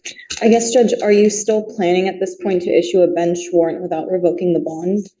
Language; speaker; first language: English; native; English